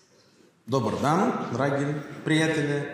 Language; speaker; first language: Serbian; non-native, learner; Russian